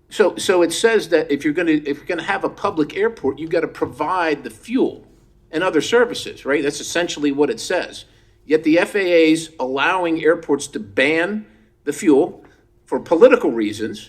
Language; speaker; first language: English; native; English